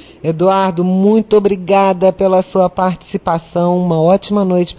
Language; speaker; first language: Portuguese; native; Portuguese